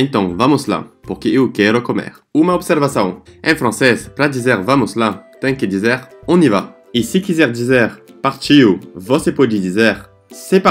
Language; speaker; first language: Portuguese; non-native, fluent; French